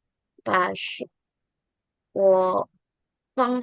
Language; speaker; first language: Chinese; non-native, learner; Indonesian